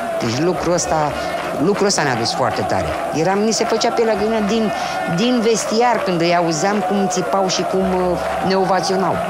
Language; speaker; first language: Romanian; native; Romanian